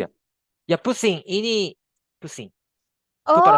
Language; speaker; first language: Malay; non-native, fluent; Japanese